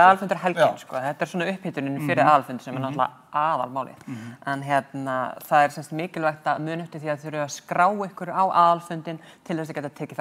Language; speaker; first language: Icelandic; native; Icelandic